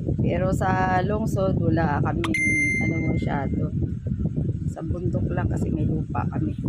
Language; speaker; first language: Filipino; non-native, local second language; Cebuano